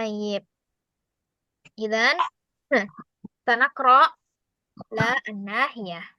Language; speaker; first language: Arabic; non-native, fluent; Indonesian